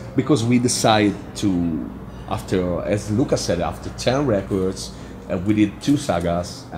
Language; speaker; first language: English; non-native, fluent; Italian